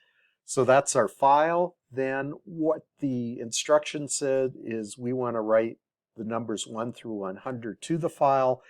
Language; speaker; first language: English; native; English